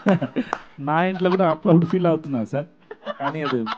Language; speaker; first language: Telugu; non-native, learner; Tamil